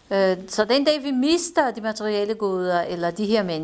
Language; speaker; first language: Danish; non-native, fluent; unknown